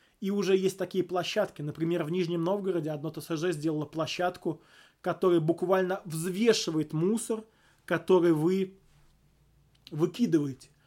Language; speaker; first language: Russian; native; Russian